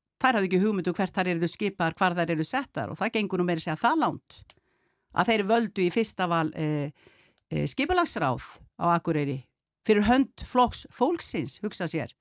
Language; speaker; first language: Icelandic; native; Icelandic